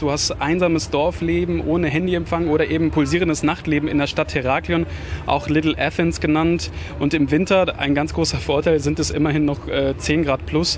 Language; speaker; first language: German; native; German